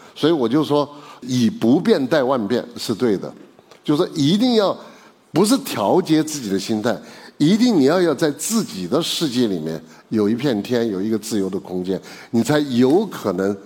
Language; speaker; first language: Chinese; native; Chinese